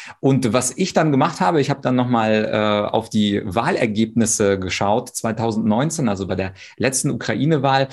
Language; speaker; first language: German; early bilingual, other home language; Russian